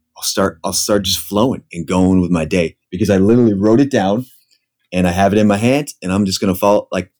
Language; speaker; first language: English; native; English